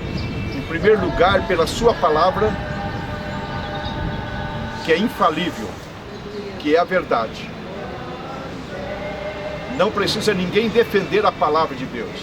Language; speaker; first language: Portuguese; native; Portuguese